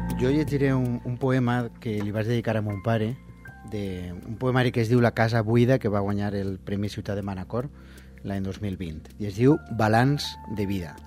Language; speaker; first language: Catalan; non-native, local second language; Spanish